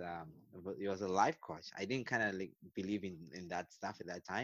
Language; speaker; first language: English; non-native, local second language; Shona